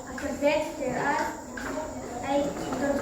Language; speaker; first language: English; non-native, learner; Indonesian